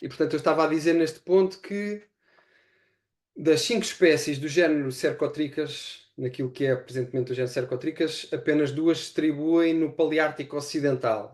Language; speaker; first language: Portuguese; native; Portuguese